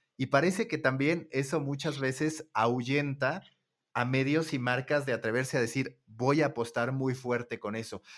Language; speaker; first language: Spanish; native; Spanish